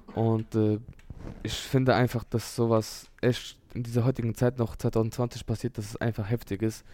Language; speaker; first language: German; early bilingual, other home language; Urdu